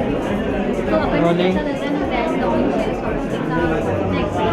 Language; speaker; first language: Hindi; native; Hindi